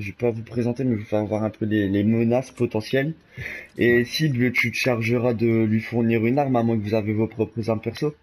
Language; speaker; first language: French; native; French